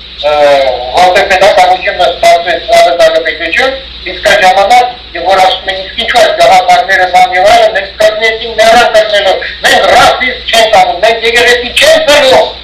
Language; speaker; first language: Armenian; early bilingual, heritage; Armenian